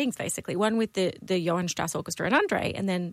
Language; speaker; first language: English; non-native, local second language; Dutch